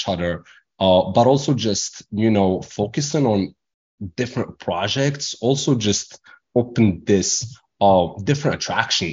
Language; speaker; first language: English; non-native, fluent; Arabic